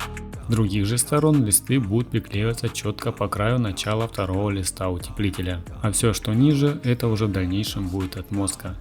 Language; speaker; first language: Russian; native; Russian